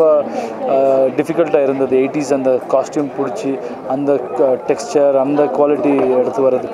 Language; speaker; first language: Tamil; non-native, learner; Kannada